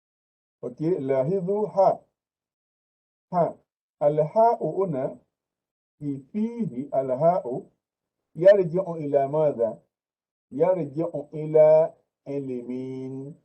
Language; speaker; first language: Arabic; non-native, fluent; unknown